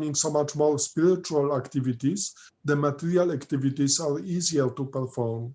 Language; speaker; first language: English; non-native, fluent; Polish